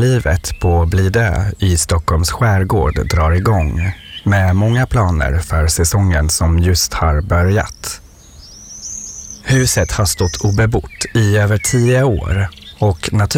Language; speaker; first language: Swedish; non-native, fluent; French